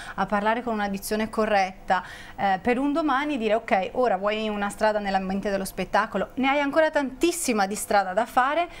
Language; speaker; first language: Italian; native; Italian